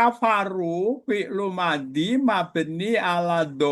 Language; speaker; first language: Arabic; non-native, fluent; Indonesian